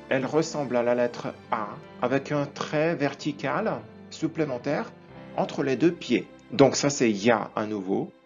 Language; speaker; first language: French; non-native, fluent; Ukrainian